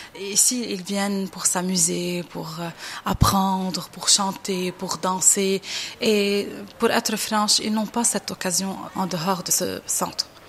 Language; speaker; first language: French; non-native, local second language; Arabic